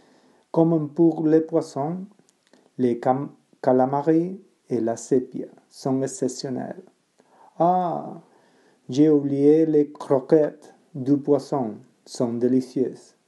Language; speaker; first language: French; non-native, learner; Spanish